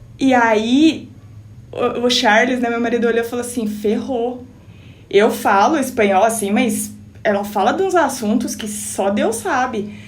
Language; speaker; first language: Portuguese; native; Portuguese